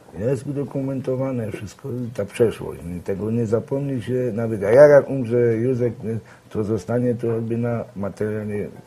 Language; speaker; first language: Polish; native; Polish